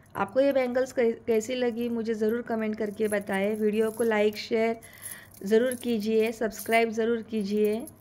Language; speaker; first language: Hindi; non-native, local second language; Marathi